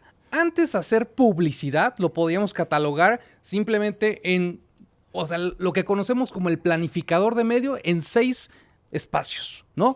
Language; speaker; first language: Spanish; native; Spanish